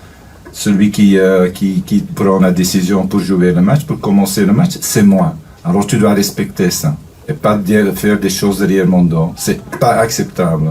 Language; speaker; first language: French; non-native, fluent; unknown